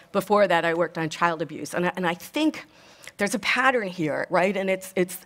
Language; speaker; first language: English; native; English